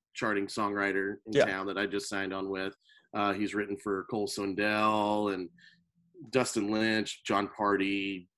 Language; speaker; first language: English; native; English